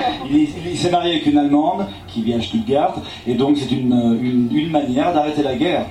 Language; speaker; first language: French; native; French